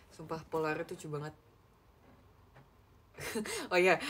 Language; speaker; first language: Indonesian; native; Indonesian